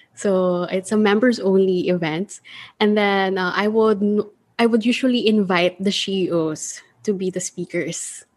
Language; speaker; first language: English; non-native, local second language; Filipino